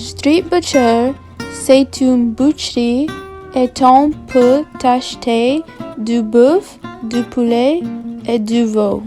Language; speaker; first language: French; non-native, learner; English